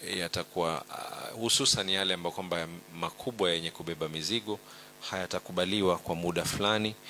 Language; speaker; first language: Swahili; native; Swahili